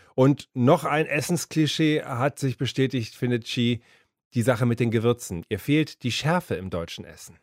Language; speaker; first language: German; native; German